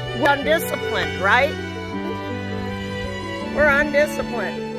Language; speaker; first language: English; native; English